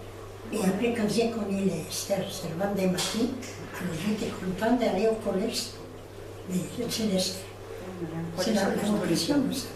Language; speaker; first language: French; non-native, fluent; Spanish